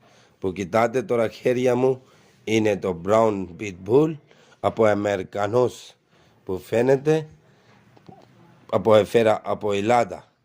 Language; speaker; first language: Greek; non-native, learner; Urdu